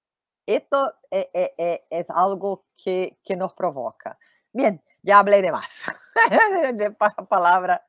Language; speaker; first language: Spanish; non-native, fluent; Portuguese